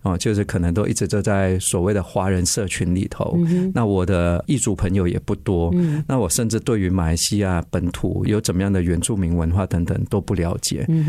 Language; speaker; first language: Chinese; native; Chinese